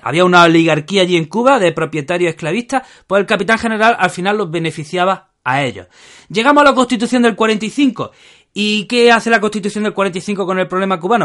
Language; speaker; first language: Spanish; native; Spanish